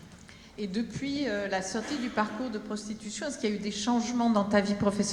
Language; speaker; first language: French; native; French